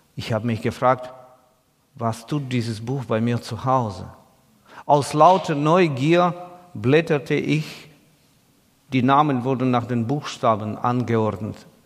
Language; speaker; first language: German; non-native, fluent; Russian